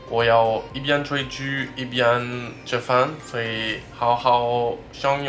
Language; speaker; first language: Chinese; non-native, learner; French